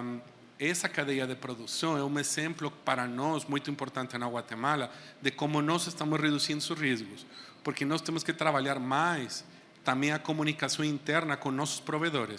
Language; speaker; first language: Portuguese; non-native, fluent; Spanish